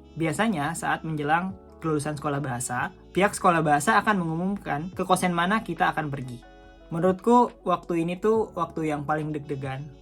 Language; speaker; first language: Indonesian; native; Indonesian